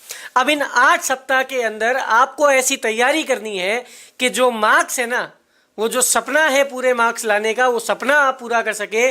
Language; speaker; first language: Hindi; native; Hindi